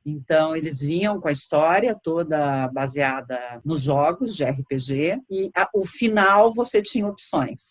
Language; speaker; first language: Portuguese; native; Portuguese